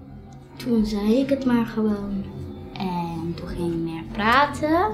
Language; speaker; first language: Dutch; early bilingual, other home language; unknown